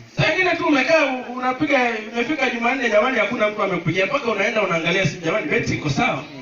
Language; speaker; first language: Swahili; non-native, local second language; Luo (Kenya and Tanzania)